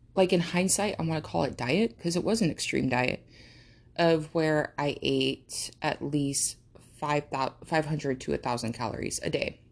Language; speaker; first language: English; early bilingual, other home language; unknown